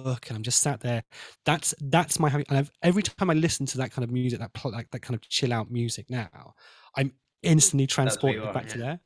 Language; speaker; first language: English; native; English